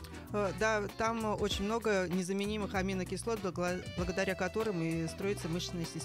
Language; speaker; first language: Russian; native; Russian